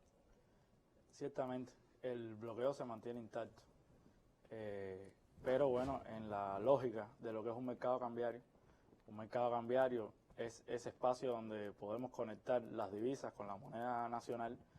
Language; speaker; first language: Spanish; native; Spanish